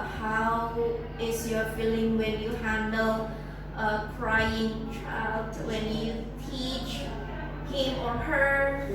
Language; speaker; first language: English; non-native, fluent; Indonesian